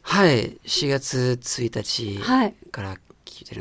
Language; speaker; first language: Japanese; non-native, fluent; French